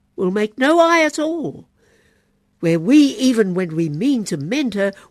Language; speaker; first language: English; native; English